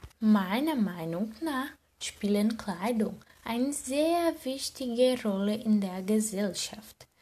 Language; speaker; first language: German; non-native, learner; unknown